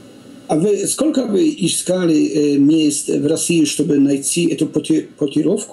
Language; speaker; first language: Russian; non-native, learner; Polish